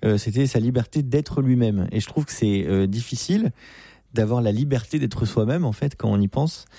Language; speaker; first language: French; native; French